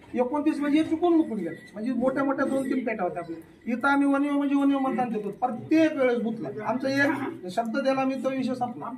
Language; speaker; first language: Marathi; non-native, local second language; Lambadi